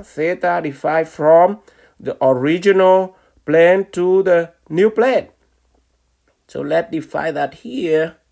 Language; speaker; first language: English; non-native, fluent; Vietnamese